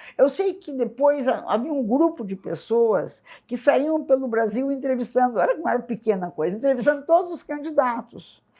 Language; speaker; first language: Portuguese; native; Portuguese